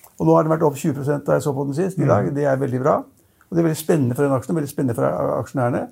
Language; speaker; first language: Norwegian; native; Norwegian